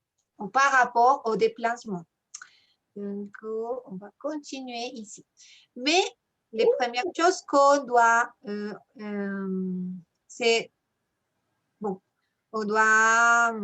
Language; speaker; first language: French; non-native, fluent; Spanish